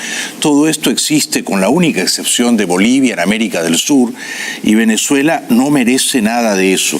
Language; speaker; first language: Spanish; native; Spanish